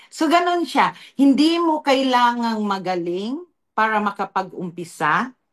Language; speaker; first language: Filipino; non-native, local second language; Cebuano